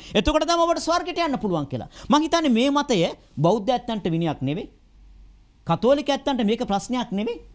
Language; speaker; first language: Sinhala; non-native, local second language; Tamil